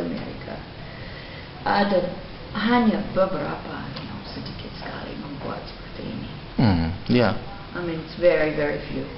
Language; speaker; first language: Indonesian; non-native, fluent; English